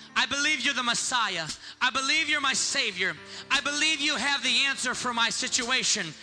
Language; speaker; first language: English; native; English